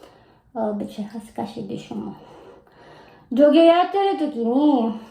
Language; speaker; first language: Japanese; non-native, learner; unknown